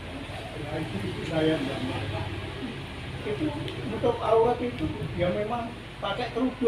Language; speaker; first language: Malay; non-native, local second language; Javanese